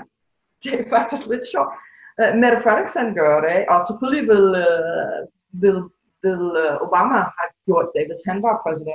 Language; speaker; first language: Danish; non-native, fluent; English